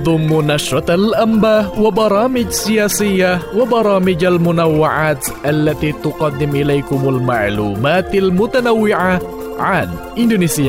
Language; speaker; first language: Arabic; non-native, fluent; Indonesian